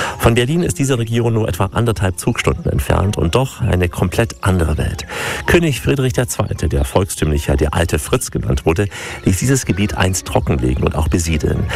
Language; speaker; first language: German; native; German